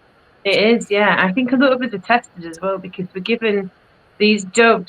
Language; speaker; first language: English; native; English